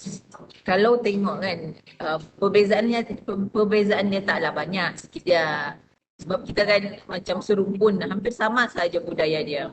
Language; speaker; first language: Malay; non-native, local second language; Buginese